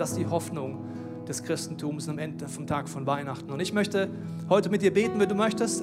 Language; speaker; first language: German; native; German